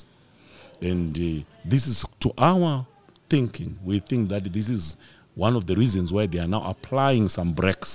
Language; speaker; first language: English; non-native, local second language; Shona